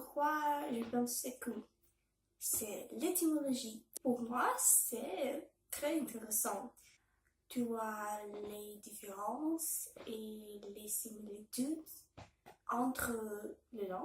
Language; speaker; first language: French; non-native, learner; Belarusian